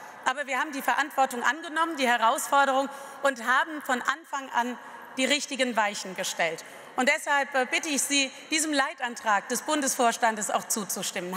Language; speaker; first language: German; native; German